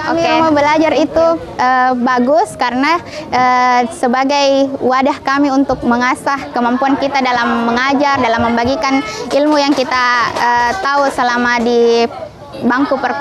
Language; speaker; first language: Indonesian; native; Indonesian